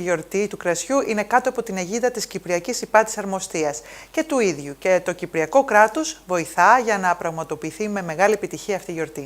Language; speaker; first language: Greek; native; Greek